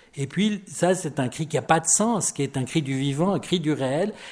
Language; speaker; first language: French; native; French